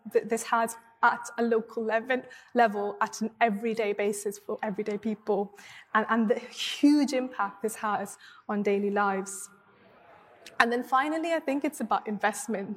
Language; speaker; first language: English; non-native, local second language; Hindi